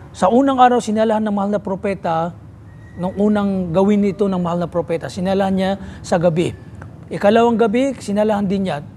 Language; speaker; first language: Filipino; non-native, local second language; Maranao